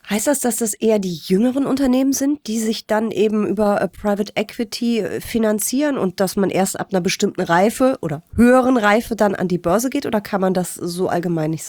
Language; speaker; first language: German; native; German